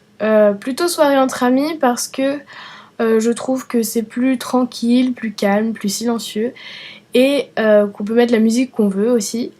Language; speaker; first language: French; early bilingual, other home language; Vietnamese